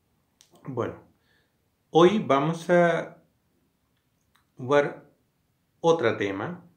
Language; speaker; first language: Spanish; non-native, learner; Hindi